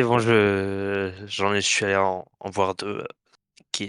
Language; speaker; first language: French; native; French